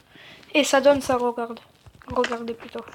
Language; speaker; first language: French; native; French